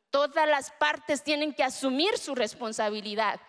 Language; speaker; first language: Spanish; early bilingual, other home language; Zapotec